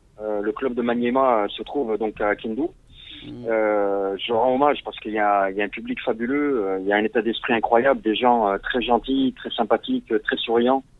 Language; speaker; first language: French; non-native, local second language; Arabic